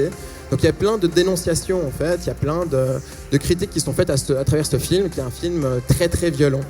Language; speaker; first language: French; native; French